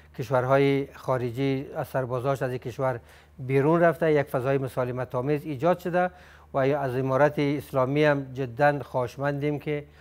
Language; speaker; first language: Persian; native; Persian